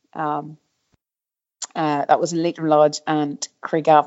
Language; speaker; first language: English; native; English